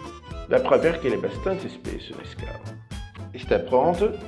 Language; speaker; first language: Portuguese; non-native, fluent; French